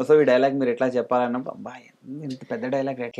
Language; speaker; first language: Telugu; native; Telugu